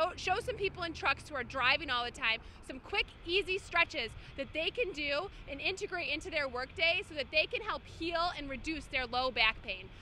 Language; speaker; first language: English; native; English